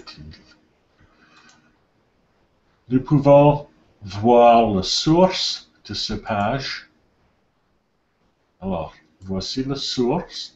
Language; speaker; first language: French; non-native, learner; English